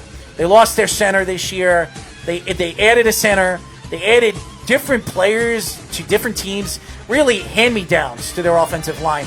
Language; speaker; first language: English; native; English